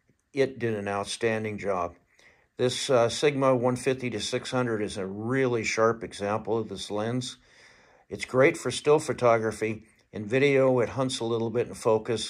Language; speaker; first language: English; native; English